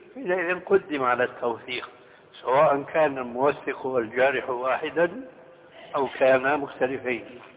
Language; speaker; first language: Arabic; early bilingual, other home language; Albanian